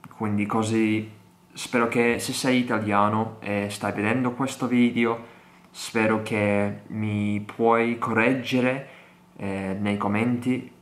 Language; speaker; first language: Italian; non-native, learner; English